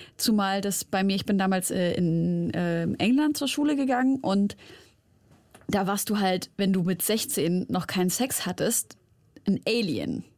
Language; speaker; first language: German; early bilingual, other home language; Arabic